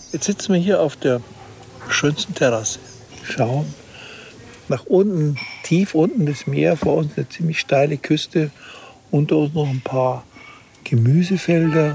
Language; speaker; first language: German; native; German